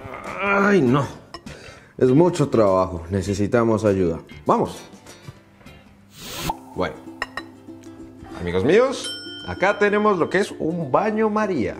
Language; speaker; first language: Spanish; native; Spanish